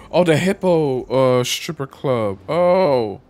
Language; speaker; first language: English; native; English